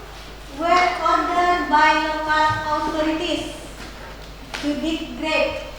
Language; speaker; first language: English; non-native, learner; Indonesian